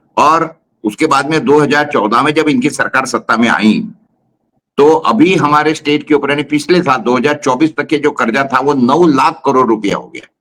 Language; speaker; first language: Hindi; non-native, local second language; Marathi